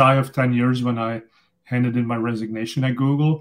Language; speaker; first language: English; non-native, fluent; Dutch